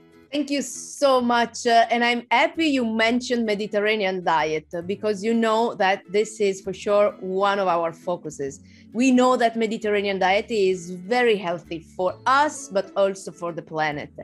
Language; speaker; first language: English; non-native, fluent; Italian